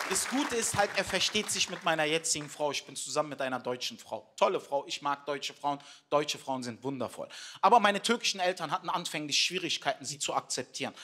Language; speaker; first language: German; early bilingual, other home language; Turkish